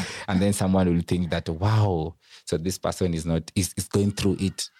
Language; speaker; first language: English; non-native, local second language; Luo (Kenya and Tanzania)